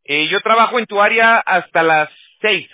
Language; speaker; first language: Spanish; native; Spanish